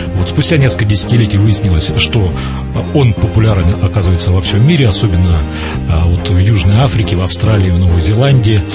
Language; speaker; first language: Russian; native; Russian